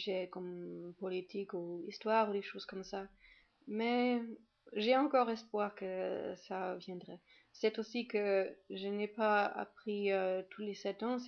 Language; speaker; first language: French; non-native, fluent; German